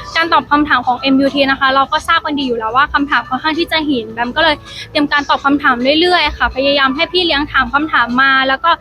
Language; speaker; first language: Thai; native; Thai